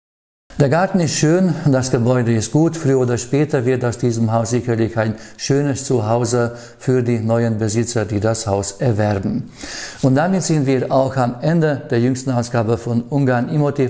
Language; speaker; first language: German; native; German